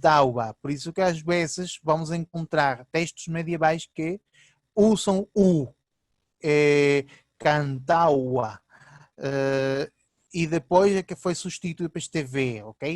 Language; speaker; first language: Portuguese; early bilingual, heritage; Portuguese